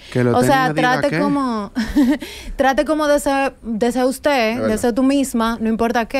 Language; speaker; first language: Spanish; native; Spanish